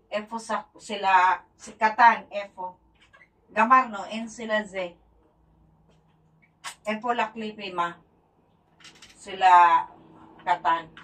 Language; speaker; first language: Hebrew; non-native, learner; Filipino